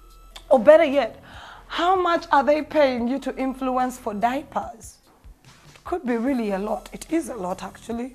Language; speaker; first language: English; non-native, local second language; Ganda